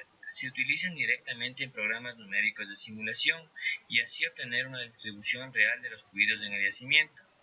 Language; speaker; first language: Spanish; native; Spanish